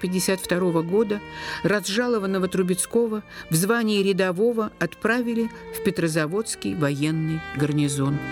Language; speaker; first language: Russian; native; Russian